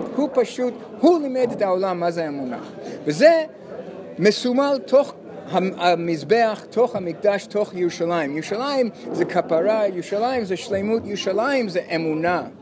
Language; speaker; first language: Hebrew; non-native, fluent; English